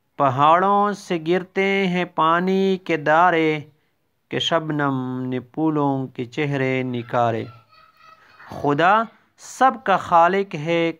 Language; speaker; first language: Urdu; non-native, local second language; Pashto